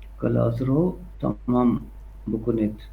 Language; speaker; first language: Persian; non-native, learner; Urdu